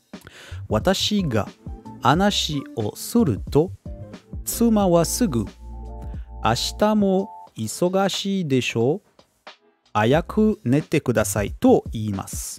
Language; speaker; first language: Japanese; non-native, learner; French